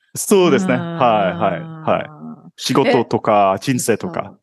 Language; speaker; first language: Japanese; non-native, fluent; Cantonese